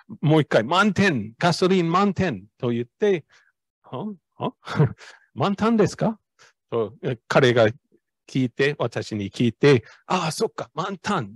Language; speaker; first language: Japanese; non-native, learner; English